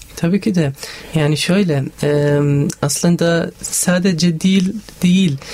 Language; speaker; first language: Turkish; non-native, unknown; Arabic